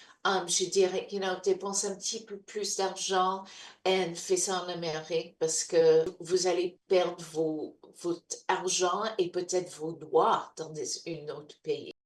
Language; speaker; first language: French; non-native, learner; English